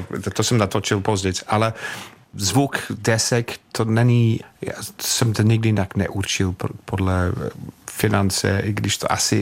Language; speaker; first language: Czech; non-native, fluent; English